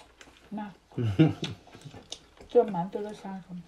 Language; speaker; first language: Korean; non-native, learner; Vietnamese